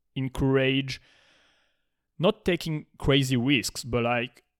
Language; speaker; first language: English; non-native, fluent; Spanish